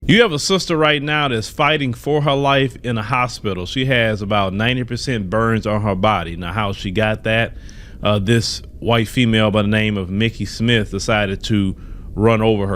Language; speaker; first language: English; native; English